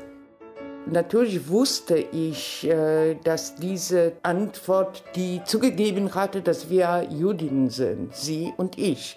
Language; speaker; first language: German; non-native, fluent; Polish